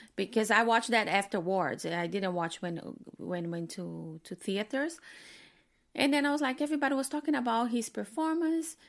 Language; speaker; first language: English; non-native, fluent; Portuguese